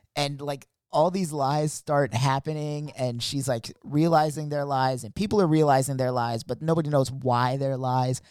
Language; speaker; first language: English; native; English